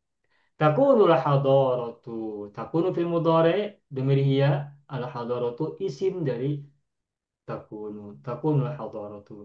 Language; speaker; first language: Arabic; non-native, fluent; Indonesian